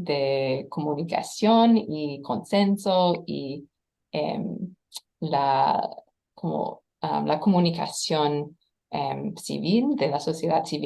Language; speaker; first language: Spanish; non-native, fluent; English